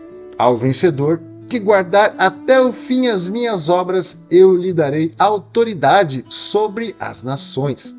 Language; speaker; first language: Portuguese; native; Portuguese